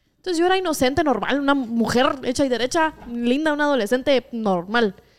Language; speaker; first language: Spanish; native; Spanish